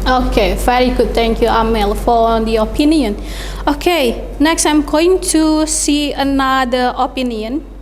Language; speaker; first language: English; non-native, fluent; Indonesian